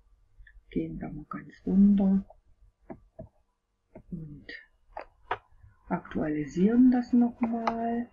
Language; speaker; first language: German; native; German